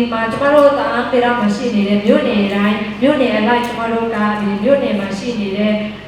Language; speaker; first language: Burmese; non-native, local second language; Shwe Palaung